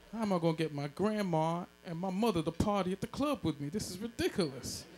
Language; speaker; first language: English; native; English